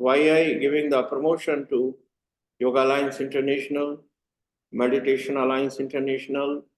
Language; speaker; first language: English; non-native, learner; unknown